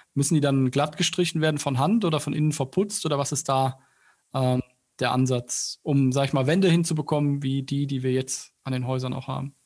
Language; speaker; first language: German; native; German